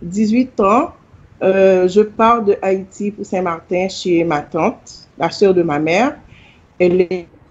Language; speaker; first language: French; non-native, local second language; Haitian Creole